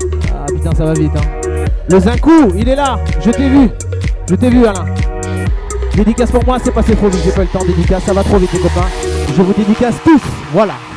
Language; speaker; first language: French; native; French